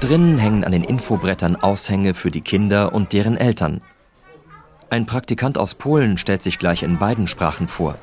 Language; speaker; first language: German; native; German